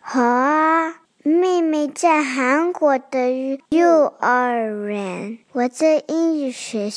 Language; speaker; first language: Chinese; early bilingual, heritage; Chinese